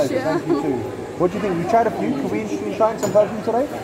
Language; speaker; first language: English; native; English